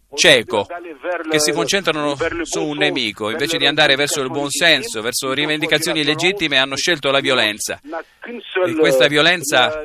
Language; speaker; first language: Italian; non-native, fluent; Arabic